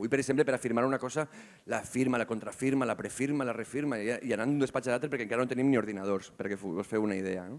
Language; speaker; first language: Catalan; native; Catalan